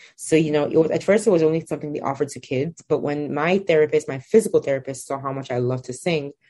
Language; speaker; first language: English; non-native, local second language; Igbo